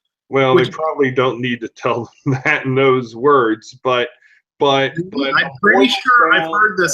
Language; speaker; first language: English; native; English